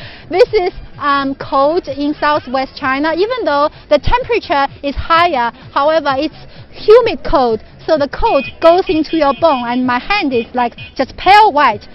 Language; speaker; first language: English; non-native, fluent; Chinese